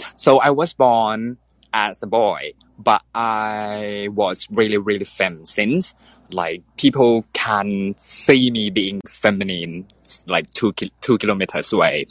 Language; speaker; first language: English; non-native, fluent; Thai